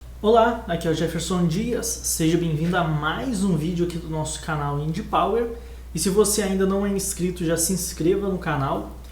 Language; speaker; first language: Portuguese; native; Portuguese